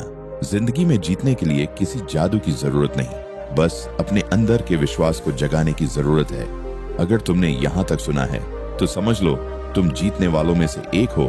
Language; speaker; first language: Hindi; native; Hindi